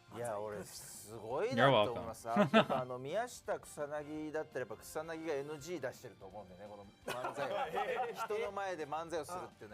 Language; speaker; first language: Japanese; native; Japanese